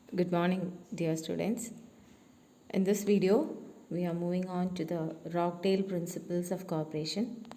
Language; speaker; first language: English; non-native, local second language; Malayalam